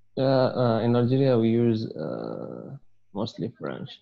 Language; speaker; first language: English; non-native, learner; Arabic